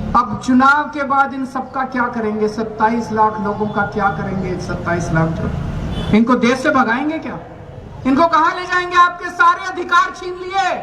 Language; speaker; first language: Hindi; native; Hindi